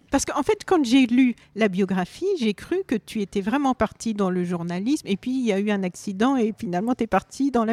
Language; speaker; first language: French; native; French